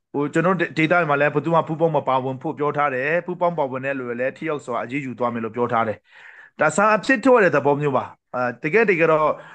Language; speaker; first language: Burmese; non-native, local second language; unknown